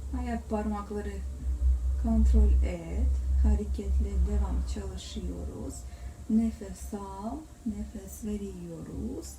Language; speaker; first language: Turkish; non-native, learner; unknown